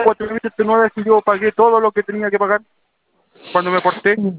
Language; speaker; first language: Spanish; native; Spanish